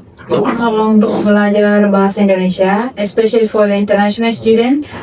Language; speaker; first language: Indonesian; non-native, fluent; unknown